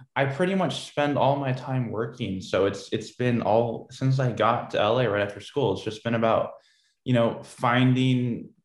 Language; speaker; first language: English; native; English